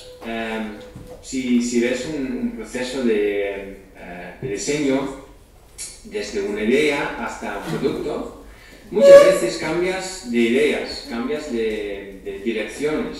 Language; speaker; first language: Spanish; non-native, fluent; Dutch